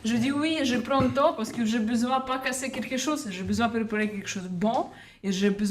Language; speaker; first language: French; non-native, learner; Ukrainian